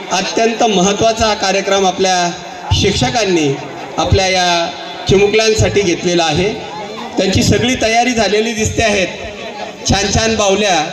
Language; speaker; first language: Marathi; native; Marathi